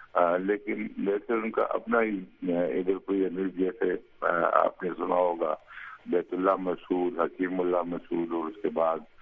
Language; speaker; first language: Urdu; native; Urdu